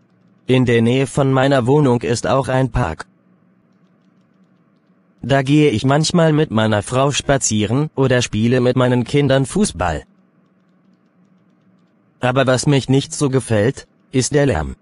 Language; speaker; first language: German; non-native, learner; Persian